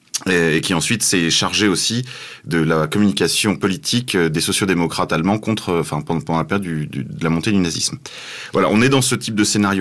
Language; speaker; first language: French; native; French